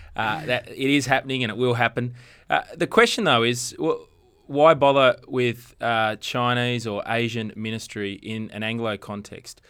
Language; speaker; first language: English; native; English